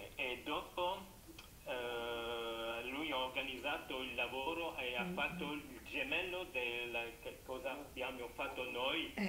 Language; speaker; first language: Italian; non-native, learner; French